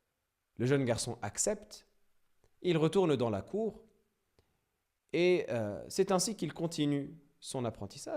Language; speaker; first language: French; native; French